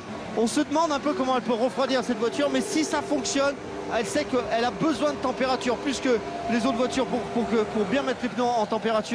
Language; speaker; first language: French; native; French